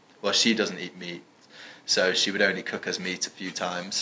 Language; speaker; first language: English; native; English